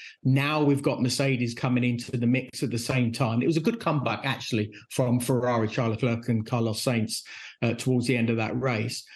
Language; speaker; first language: English; native; English